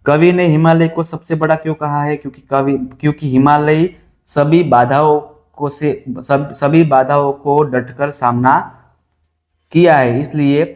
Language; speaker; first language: Hindi; non-native, local second language; Gujarati